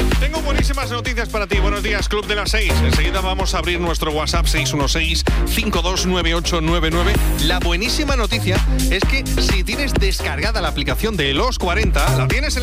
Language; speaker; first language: Spanish; native; Spanish